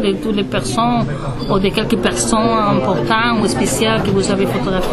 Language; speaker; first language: French; non-native, learner; Spanish